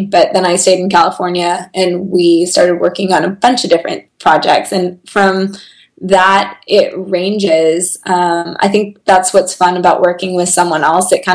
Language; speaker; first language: English; native; English